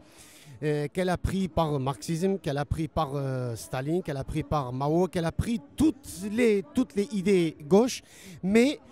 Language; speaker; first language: French; non-native, learner; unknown